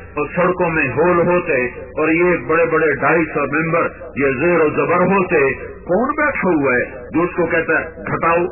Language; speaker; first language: Urdu; non-native, local second language; Punjabi